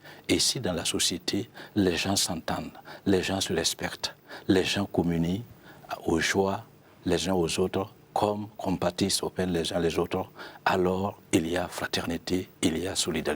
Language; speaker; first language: French; non-native, local second language; Mossi